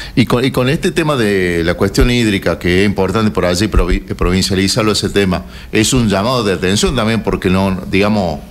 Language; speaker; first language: Spanish; native; Spanish